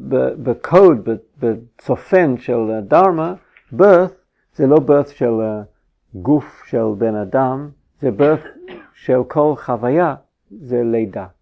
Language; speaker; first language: Hebrew; non-native, fluent; English